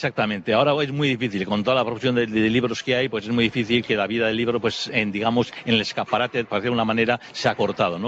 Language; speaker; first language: Spanish; native; Spanish